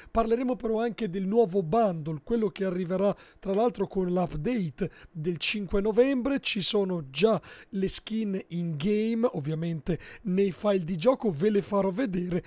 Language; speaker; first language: Italian; native; Italian